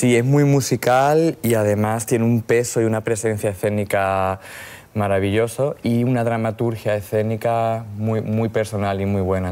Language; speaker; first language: Spanish; native; Spanish